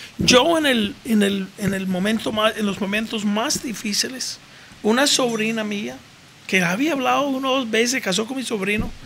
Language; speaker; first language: Spanish; non-native, fluent; English